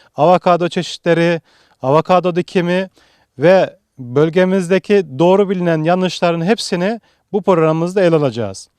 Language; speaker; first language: Turkish; native; Turkish